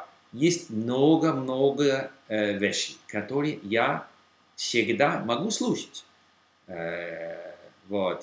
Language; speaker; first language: Russian; non-native, learner; English